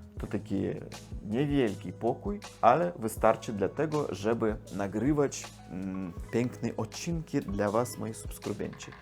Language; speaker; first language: Polish; non-native, learner; Russian